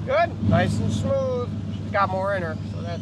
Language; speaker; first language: English; native; English